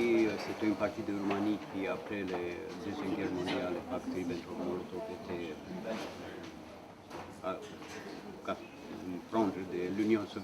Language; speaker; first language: French; non-native, fluent; Romanian